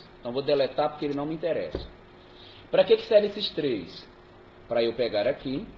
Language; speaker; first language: Portuguese; native; Portuguese